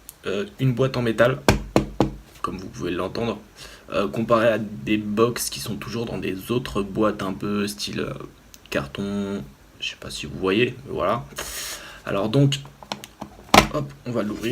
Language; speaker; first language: French; native; French